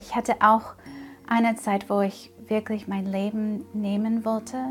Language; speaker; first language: German; non-native, fluent; English